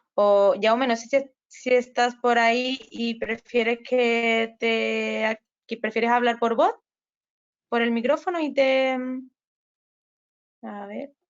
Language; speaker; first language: Spanish; native; Spanish